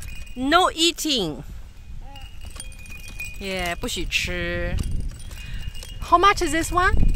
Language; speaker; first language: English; non-native, learner; Chinese